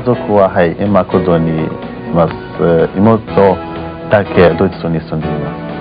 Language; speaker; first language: Japanese; non-native, learner; Kurdish